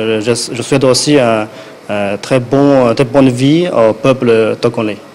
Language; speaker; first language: French; non-native, fluent; Chinese